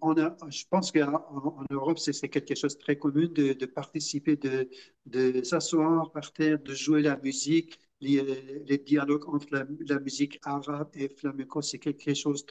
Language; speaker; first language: French; non-native, fluent; Persian